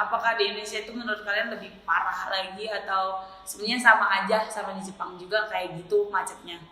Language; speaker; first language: Indonesian; native; Indonesian